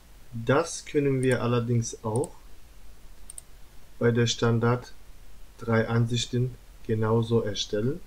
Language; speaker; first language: German; non-native, learner; Turkish